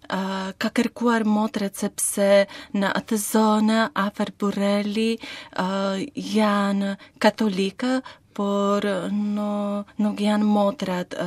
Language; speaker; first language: Albanian; non-native, learner; Slovak